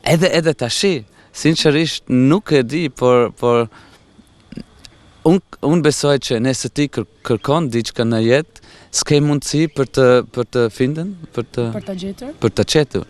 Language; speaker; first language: Albanian; non-native, fluent; German